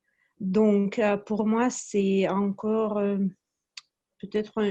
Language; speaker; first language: French; non-native, fluent; Russian